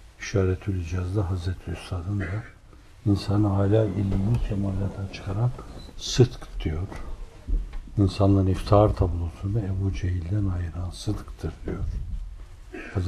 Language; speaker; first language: Turkish; native; Turkish